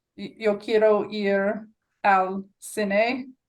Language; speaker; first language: Spanish; non-native, learner; English